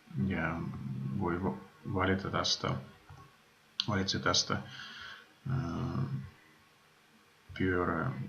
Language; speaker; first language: Finnish; non-native, fluent; Russian